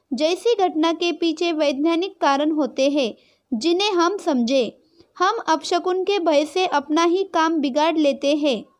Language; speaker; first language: Hindi; non-native, local second language; Marathi